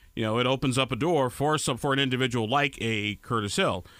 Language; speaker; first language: English; native; English